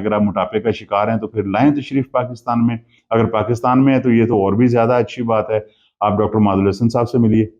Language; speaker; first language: Urdu; non-native, local second language; Punjabi